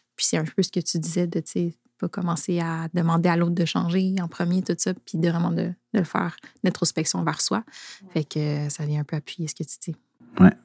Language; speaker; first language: French; native; French